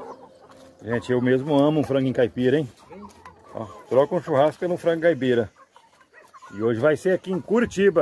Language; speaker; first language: Portuguese; native; Portuguese